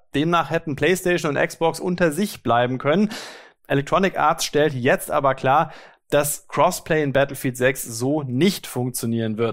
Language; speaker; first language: German; native; German